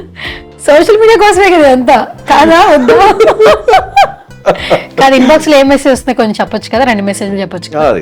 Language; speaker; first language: Telugu; native; Telugu